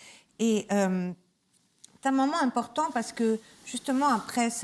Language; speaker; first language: French; native; French